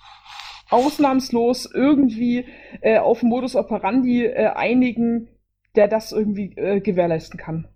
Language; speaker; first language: German; native; German